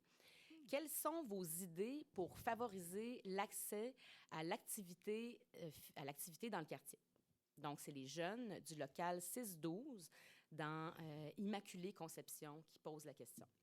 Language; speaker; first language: French; native; French